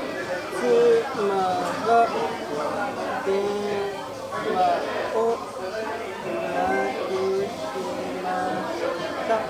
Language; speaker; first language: Japanese; non-native, fluent; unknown